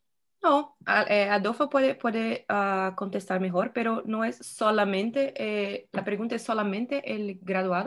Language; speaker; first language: Spanish; non-native, fluent; Portuguese